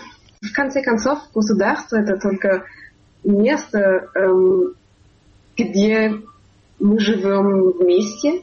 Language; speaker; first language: Russian; non-native, fluent; German